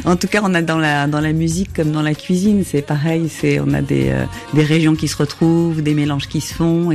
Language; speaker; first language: French; native; French